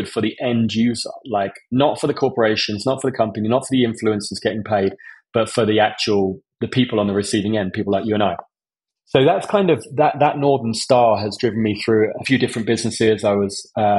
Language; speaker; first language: English; native; English